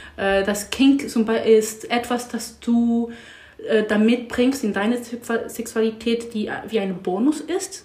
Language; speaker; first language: German; non-native, learner; English